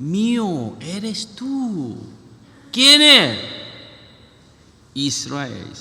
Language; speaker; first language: Spanish; non-native, learner; Korean